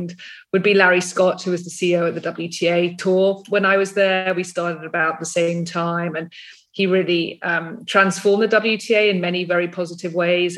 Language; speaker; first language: English; native; English